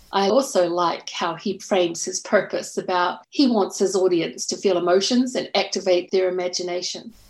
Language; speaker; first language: English; native; English